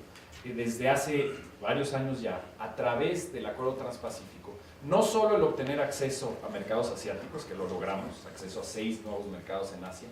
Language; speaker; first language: Spanish; native; Spanish